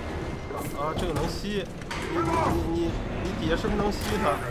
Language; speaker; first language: Chinese; native; Chinese